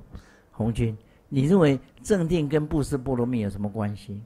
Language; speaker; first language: Chinese; native; Chinese